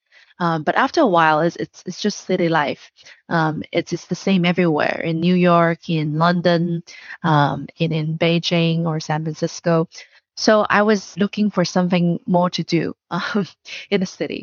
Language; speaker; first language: English; non-native, fluent; Chinese